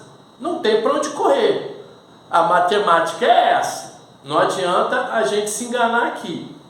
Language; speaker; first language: Portuguese; native; Portuguese